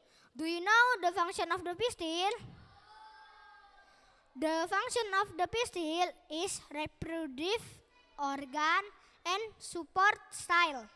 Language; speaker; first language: English; non-native, learner; Indonesian